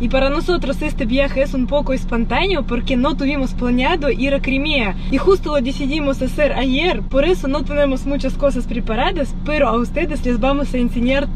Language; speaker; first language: Spanish; non-native, fluent; Russian